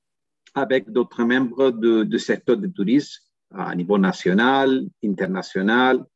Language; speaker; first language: French; non-native, learner; Spanish